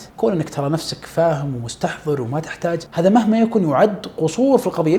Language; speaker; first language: Arabic; native; Arabic